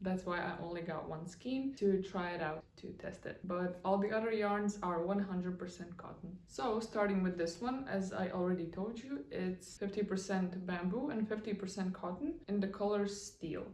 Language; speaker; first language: English; non-native, fluent; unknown